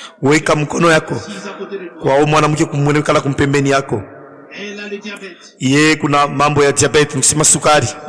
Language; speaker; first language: Swahili; native; Swahili